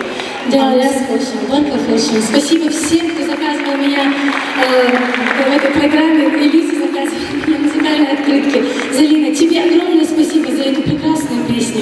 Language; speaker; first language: Russian; non-native, local second language; Chechen